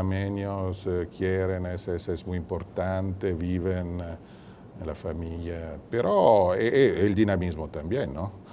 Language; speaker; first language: Spanish; non-native, fluent; Italian